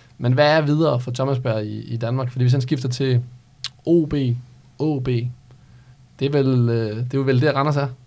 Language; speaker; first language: Danish; early bilingual, other home language; Serbian